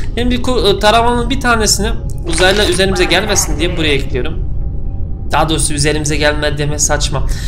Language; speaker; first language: Turkish; early bilingual, heritage; Turkish